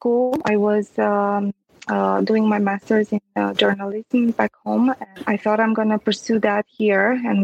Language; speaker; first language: English; non-native, fluent; Romanian